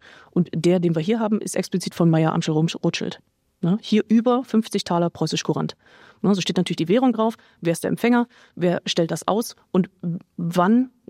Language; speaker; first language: German; native; German